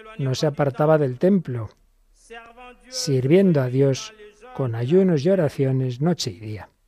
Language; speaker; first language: Spanish; native; Spanish